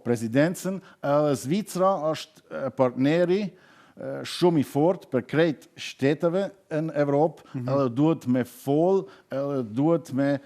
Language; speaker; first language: Albanian; non-native, learner; German